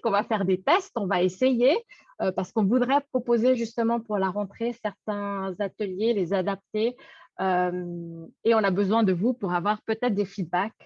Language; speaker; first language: French; native; French